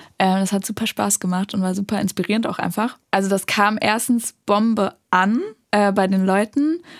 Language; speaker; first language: German; native; German